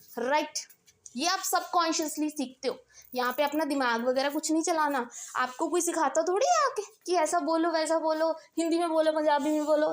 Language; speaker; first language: Hindi; non-native, local second language; Punjabi